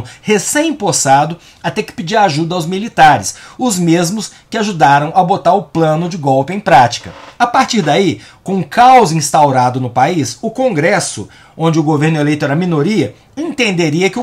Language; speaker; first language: Portuguese; native; Portuguese